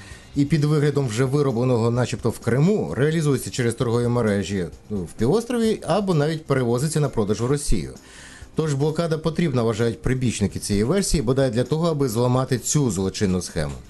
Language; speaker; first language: Ukrainian; native; Ukrainian